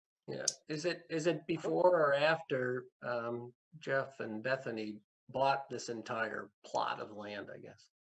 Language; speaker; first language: English; native; English